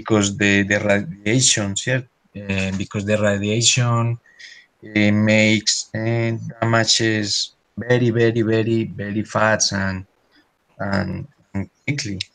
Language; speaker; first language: English; non-native, learner; Spanish